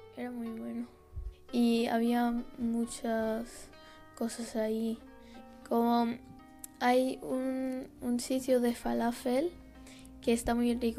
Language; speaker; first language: Spanish; early bilingual, other home language; Arabic